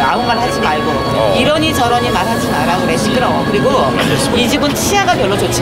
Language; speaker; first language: Korean; native; Korean